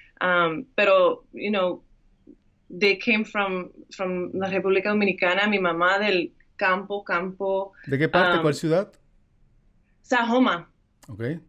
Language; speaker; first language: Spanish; early bilingual, heritage; English